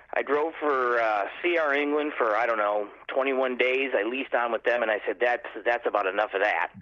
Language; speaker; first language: English; native; English